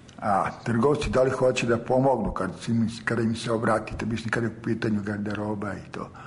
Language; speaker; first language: Serbian; native; Serbian